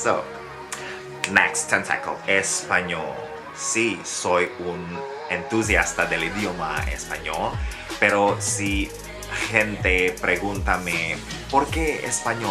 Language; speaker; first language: Spanish; non-native, learner; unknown